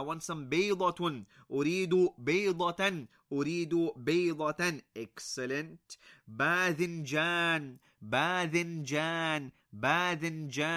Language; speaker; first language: Arabic; non-native, fluent; English